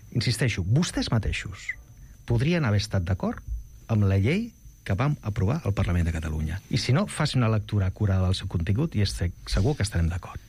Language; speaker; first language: Catalan; non-native, local second language; Spanish